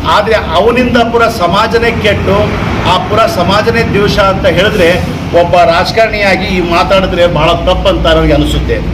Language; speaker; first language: Kannada; non-native, local second language; Urdu